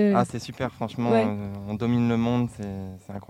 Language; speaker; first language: French; native; French